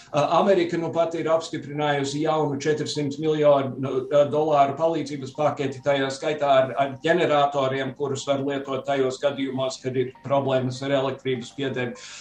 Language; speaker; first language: Latvian; early bilingual, heritage; Latvian